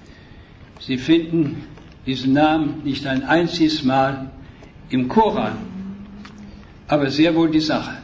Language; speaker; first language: German; native; German